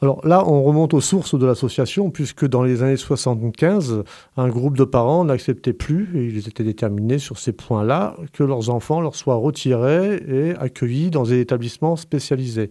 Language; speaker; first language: French; native; French